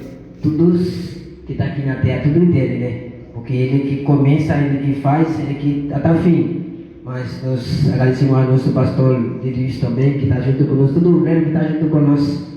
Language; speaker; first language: Portuguese; non-native, local second language; Haitian Creole